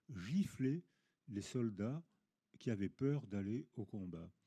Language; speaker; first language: French; native; French